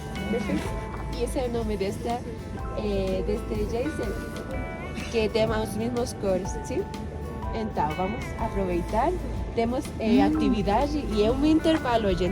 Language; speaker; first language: Portuguese; non-native, fluent; Spanish